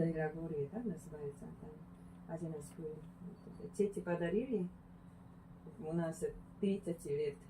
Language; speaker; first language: Russian; non-native, fluent; Korean